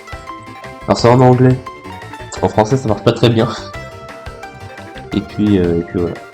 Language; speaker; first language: French; native; French